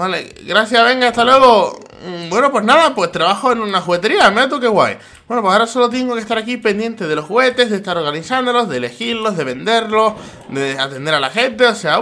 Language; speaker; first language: Spanish; native; Spanish